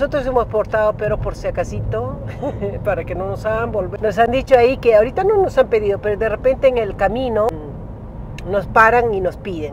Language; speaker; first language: Spanish; native; Spanish